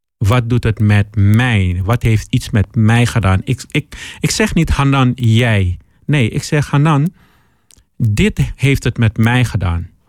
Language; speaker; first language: Dutch; early bilingual, other home language; Papiamento